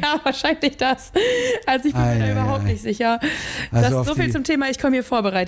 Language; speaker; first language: German; native; German